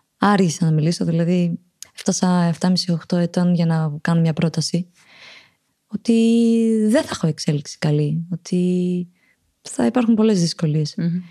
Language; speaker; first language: Greek; early bilingual, other home language; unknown